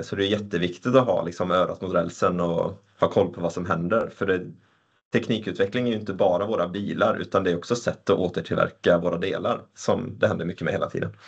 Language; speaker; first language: Swedish; native; Swedish